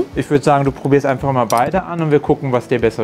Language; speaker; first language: German; native; German